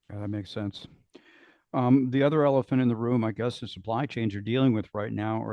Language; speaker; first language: English; native; English